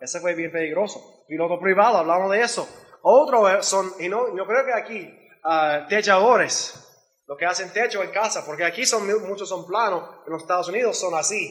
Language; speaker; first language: Spanish; non-native, learner; English